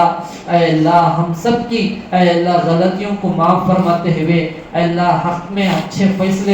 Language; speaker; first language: Urdu; native; Urdu